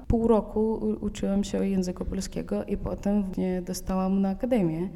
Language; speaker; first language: Polish; non-native, fluent; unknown